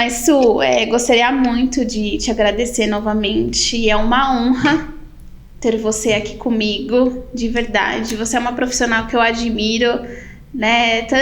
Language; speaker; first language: Portuguese; native; Portuguese